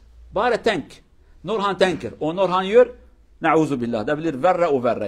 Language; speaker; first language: Norwegian; non-native, learner; Kurdish